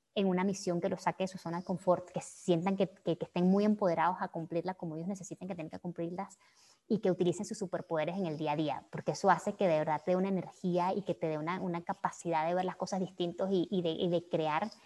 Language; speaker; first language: Spanish; native; Spanish